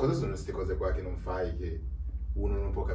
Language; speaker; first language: Italian; native; Italian